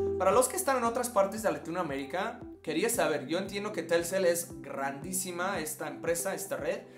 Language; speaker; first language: Spanish; non-native, fluent; English